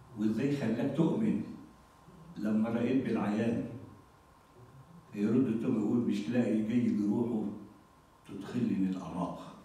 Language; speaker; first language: Arabic; native; Arabic